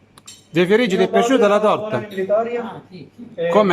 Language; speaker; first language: Italian; native; Italian